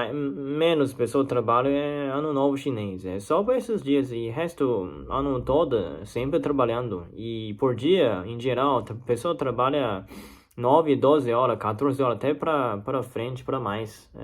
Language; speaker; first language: Portuguese; non-native, learner; Chinese